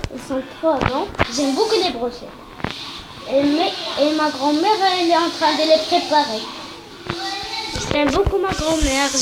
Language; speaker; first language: French; non-native, learner; Arabic